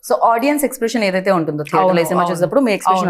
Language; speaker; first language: Telugu; native; Telugu